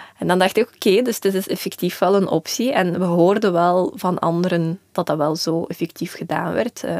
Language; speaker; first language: Dutch; early bilingual, other home language; Russian